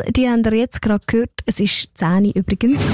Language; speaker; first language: German; native; German